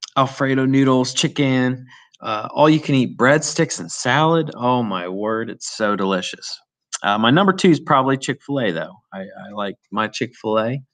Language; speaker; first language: English; native; English